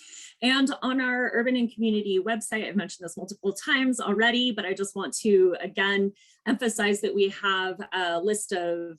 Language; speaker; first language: English; native; English